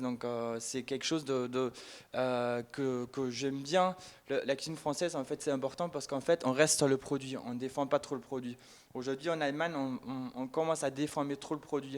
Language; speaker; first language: French; non-native, fluent; German